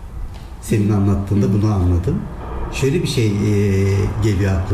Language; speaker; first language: Turkish; native; Turkish